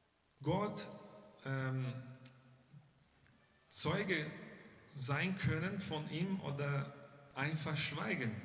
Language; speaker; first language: German; non-native, fluent; Portuguese